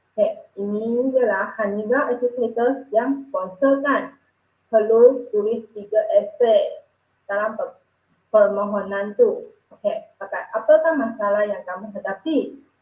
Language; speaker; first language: Malay; non-native, local second language; Chinese